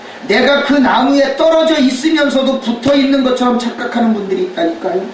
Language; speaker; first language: Korean; native; Korean